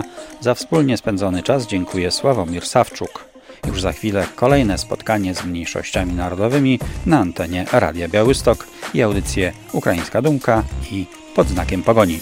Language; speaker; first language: Polish; native; Polish